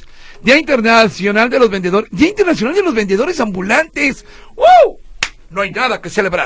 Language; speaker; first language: Spanish; native; Spanish